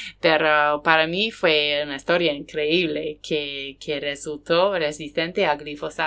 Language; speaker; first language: Spanish; non-native, fluent; English